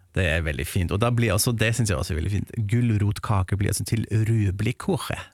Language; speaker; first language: Norwegian; non-native, fluent; German